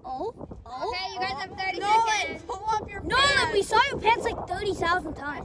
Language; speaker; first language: English; native; English